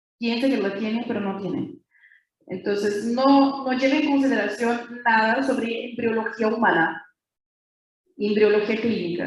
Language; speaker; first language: Spanish; non-native, fluent; Portuguese